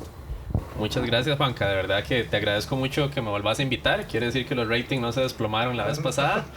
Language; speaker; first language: Spanish; native; Spanish